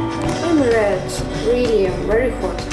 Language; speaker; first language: English; non-native, learner; Russian